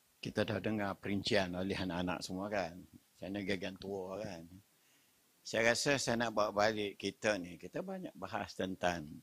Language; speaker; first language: Malay; native; Malay